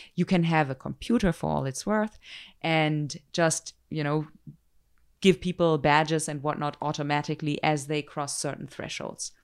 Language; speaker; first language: English; non-native, fluent; German